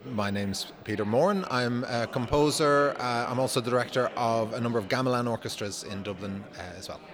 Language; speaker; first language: English; non-native, fluent; Dutch